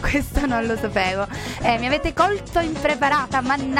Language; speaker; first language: Italian; native; Italian